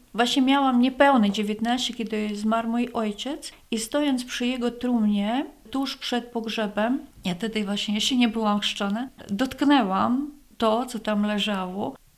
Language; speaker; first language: Polish; non-native, fluent; Latvian